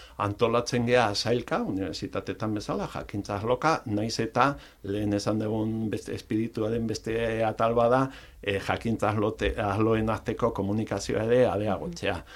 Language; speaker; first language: Basque; non-native, local second language; Spanish